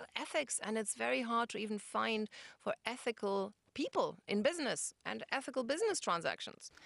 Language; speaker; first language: English; non-native, fluent; German